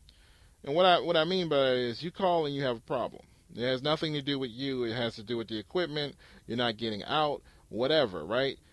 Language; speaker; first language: English; native; English